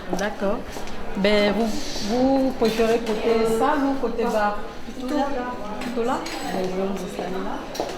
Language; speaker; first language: French; native; French